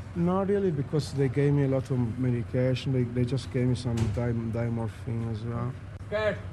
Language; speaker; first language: English; non-native, learner; Italian